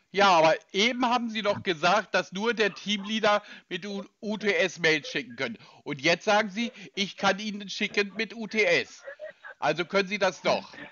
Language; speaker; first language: German; native; German